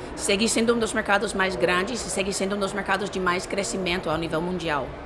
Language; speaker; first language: Portuguese; non-native, fluent; English